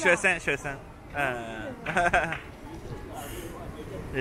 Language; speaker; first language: Japanese; native; Japanese